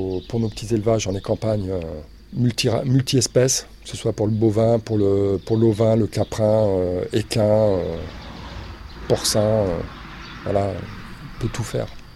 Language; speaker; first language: French; native; French